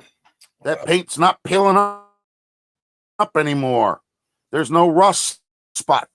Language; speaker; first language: English; native; English